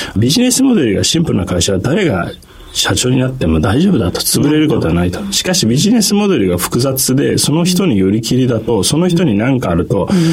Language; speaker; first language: Japanese; non-native, fluent; Turkish